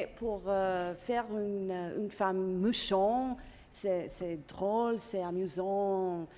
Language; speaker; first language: French; non-native, learner; English